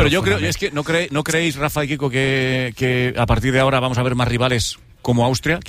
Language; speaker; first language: Spanish; native; Spanish